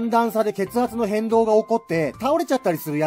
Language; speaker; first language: Japanese; native; Japanese